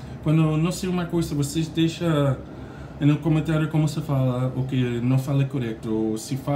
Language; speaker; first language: Portuguese; non-native, learner; English